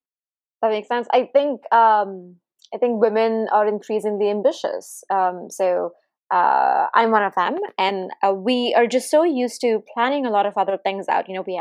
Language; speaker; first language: English; non-native, local second language; Hindi